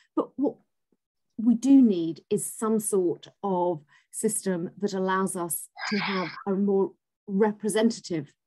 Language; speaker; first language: English; native; English